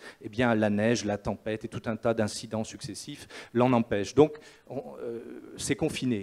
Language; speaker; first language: French; native; French